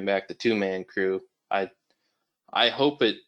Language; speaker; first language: English; native; English